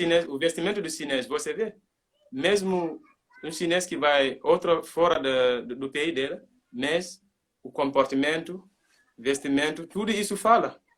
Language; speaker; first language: Portuguese; non-native, learner; Mandingo